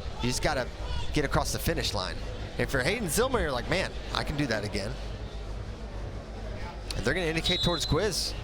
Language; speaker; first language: English; native; English